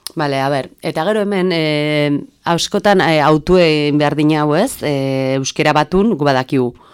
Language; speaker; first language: Basque; native; Basque